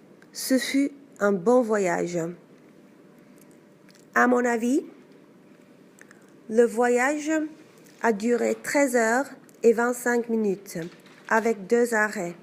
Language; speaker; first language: French; non-native, learner; English